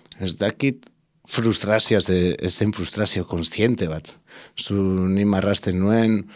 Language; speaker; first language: Basque; non-native, local second language; Spanish